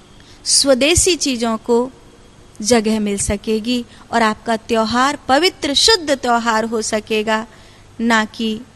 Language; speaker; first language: Hindi; native; Hindi